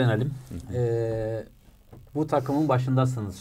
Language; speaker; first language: Turkish; native; Turkish